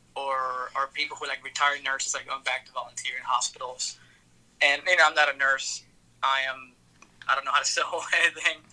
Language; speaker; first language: English; early bilingual, other home language; Spanish